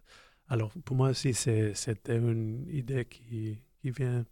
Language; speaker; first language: French; non-native, learner; English